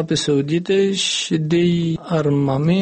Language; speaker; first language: Romanian; non-native, learner; Arabic